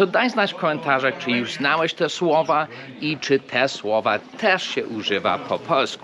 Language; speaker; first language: Polish; early bilingual, heritage; English